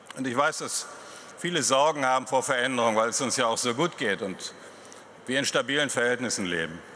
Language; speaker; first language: German; native; German